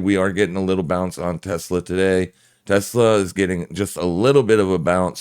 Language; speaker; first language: English; native; English